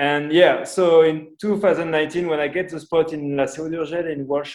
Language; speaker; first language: English; non-native, learner; French